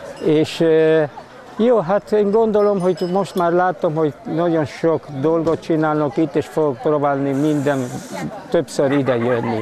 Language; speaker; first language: Hungarian; early bilingual, heritage; Hungarian